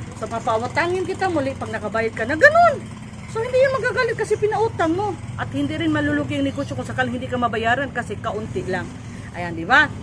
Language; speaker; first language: Filipino; non-native, local second language; Cebuano